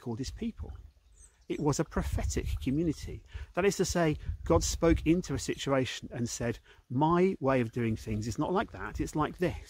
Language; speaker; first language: English; native; English